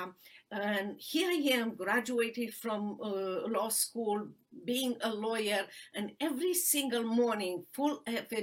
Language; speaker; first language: English; non-native, fluent; Romanian